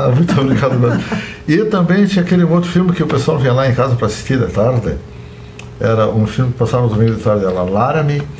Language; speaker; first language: Portuguese; native; Portuguese